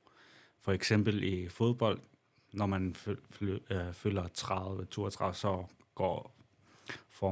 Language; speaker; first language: Danish; non-native, local second language; Kalaallisut